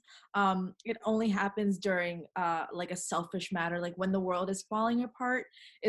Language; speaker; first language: English; native; English